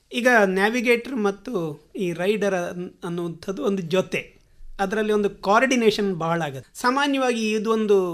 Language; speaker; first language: Kannada; native; Kannada